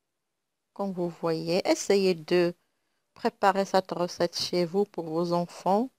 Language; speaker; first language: French; non-native, local second language; Arabic